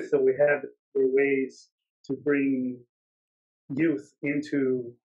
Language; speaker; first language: English; native; English